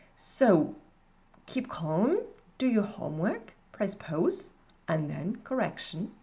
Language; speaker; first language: English; non-native, fluent; French